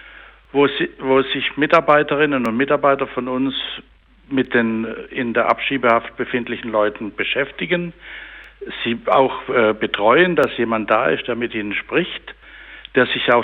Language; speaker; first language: German; native; German